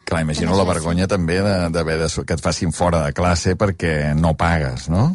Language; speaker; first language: Catalan; native; Catalan